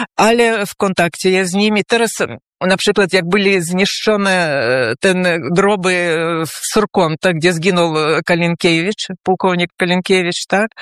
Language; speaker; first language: Polish; early bilingual, heritage; Polish